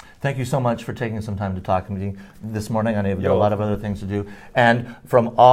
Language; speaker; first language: English; native; English